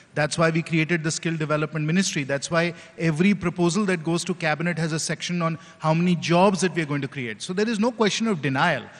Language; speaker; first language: English; non-native, local second language; Hindi